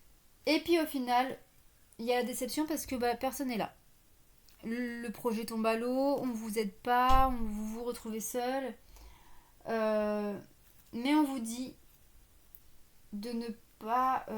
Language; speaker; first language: French; native; French